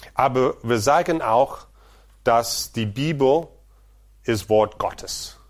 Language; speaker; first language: German; non-native, fluent; Portuguese